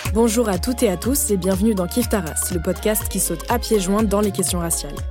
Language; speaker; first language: French; early bilingual, other home language; Romanian